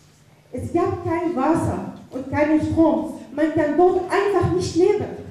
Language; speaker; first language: German; non-native, learner; Arabic